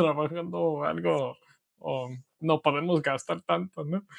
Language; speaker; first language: Spanish; non-native, learner; English